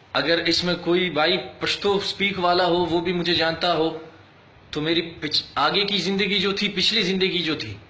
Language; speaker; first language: Urdu; non-native, local second language; Pashto